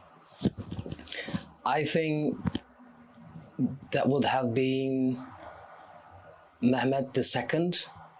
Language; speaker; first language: English; non-native, fluent; Turkish